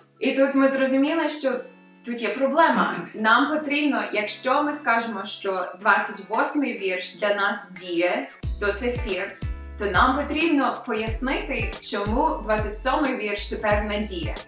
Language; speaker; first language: Ukrainian; early bilingual, other home language; English